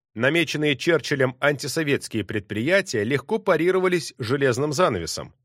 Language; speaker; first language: Russian; native; Russian